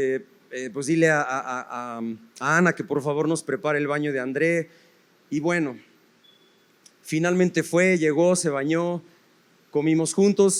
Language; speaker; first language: Spanish; native; Spanish